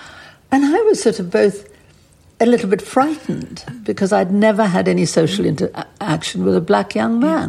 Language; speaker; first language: English; native; English